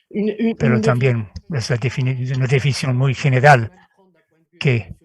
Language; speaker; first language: Spanish; non-native, fluent; French